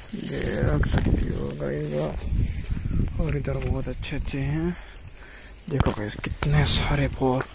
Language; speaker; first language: Hindi; non-native, local second language; Gujarati